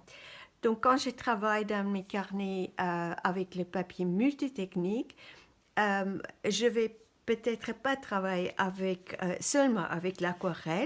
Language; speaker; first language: French; non-native, fluent; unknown